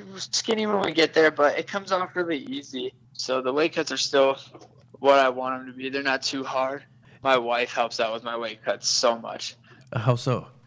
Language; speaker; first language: English; native; English